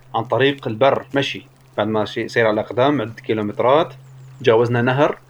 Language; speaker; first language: Arabic; native; Arabic